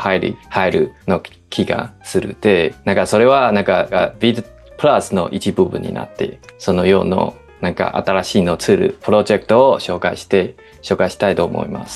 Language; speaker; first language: Japanese; non-native, learner; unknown